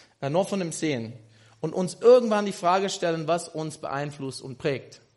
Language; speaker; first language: German; non-native, fluent; English